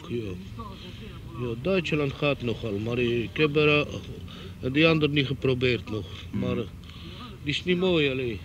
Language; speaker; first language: Dutch; non-native, local second language; Romany